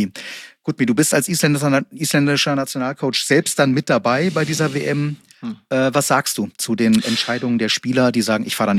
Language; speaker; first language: German; native; German